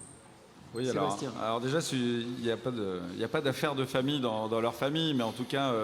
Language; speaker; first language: French; native; French